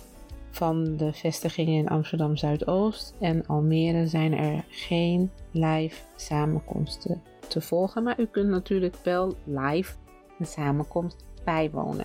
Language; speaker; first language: Dutch; native; Dutch